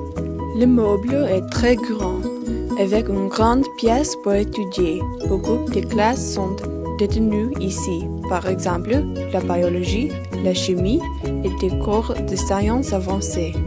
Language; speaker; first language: French; non-native, learner; English